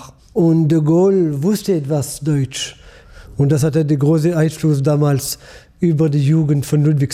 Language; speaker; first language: German; non-native, fluent; French